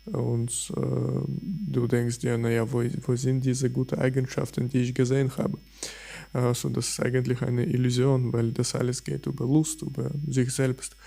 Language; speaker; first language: German; non-native, fluent; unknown